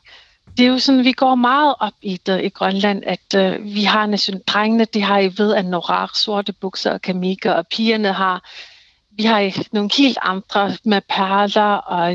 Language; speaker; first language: Danish; non-native, local second language; Kalaallisut